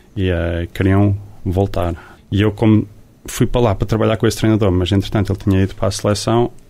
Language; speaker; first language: Portuguese; early bilingual, heritage; Portuguese